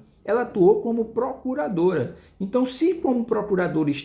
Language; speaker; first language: Portuguese; native; Portuguese